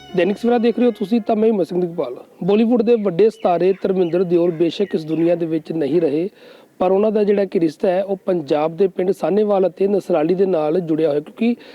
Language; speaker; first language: Punjabi; native; Punjabi